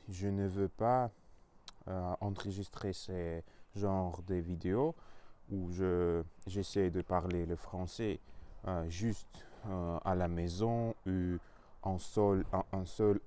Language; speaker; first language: French; non-native, learner; Russian